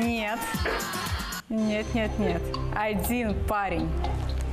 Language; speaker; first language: Russian; native; Russian